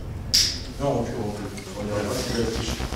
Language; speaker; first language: French; native; French